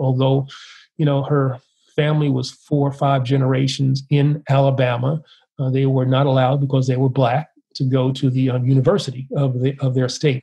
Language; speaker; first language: English; native; English